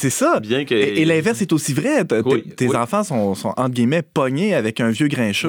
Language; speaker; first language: French; native; French